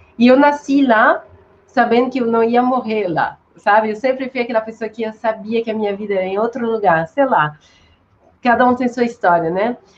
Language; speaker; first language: Portuguese; non-native, fluent; French